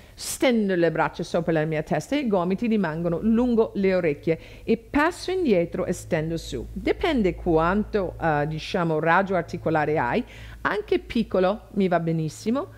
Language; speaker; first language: Italian; non-native, fluent; English